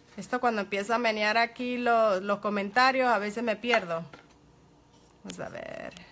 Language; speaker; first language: Spanish; early bilingual, heritage; Spanish